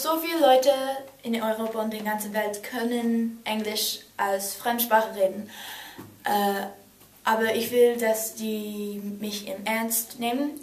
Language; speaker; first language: German; non-native, learner; English